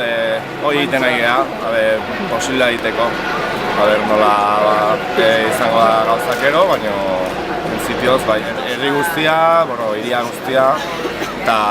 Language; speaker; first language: Basque; non-native, learner; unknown